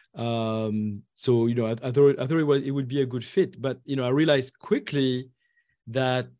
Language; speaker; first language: English; non-native, fluent; French